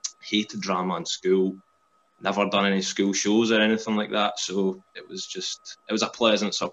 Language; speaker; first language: English; native; English